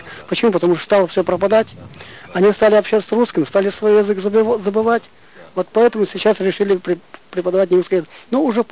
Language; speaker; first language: Russian; non-native, local second language; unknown